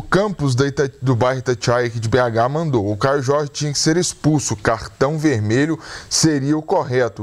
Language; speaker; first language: Portuguese; native; Portuguese